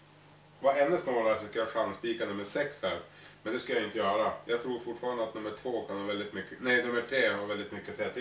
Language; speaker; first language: Swedish; native; Swedish